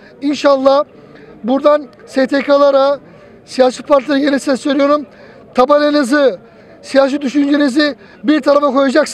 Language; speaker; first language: Turkish; native; Turkish